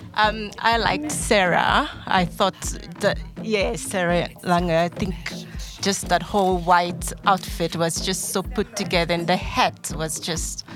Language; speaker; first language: English; non-native, fluent; Portuguese